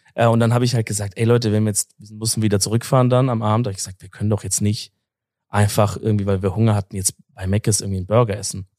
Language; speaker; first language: German; native; German